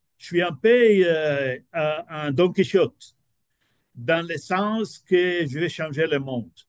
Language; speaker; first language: French; non-native, fluent; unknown